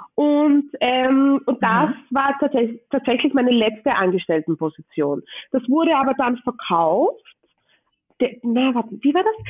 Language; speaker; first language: German; native; German